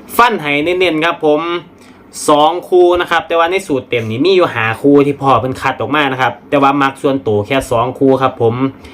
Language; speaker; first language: Thai; native; Thai